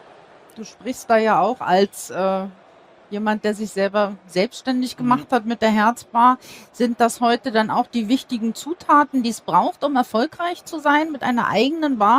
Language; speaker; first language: German; native; German